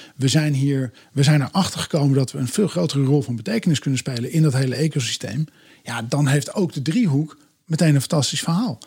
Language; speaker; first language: Dutch; native; Dutch